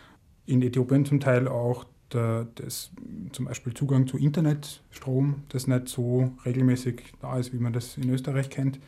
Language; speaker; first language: German; native; German